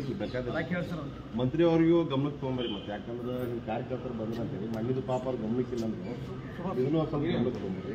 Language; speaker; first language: Kannada; native; Kannada